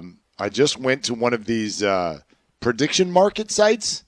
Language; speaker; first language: English; native; English